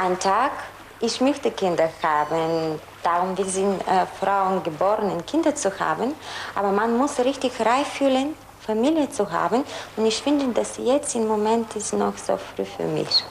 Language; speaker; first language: German; non-native, learner; Bulgarian